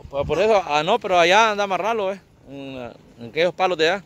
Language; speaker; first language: Spanish; native; Spanish